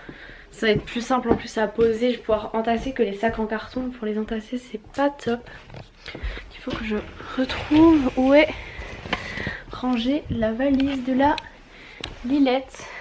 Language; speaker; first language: French; native; French